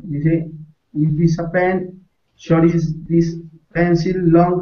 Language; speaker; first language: English; non-native, learner; Spanish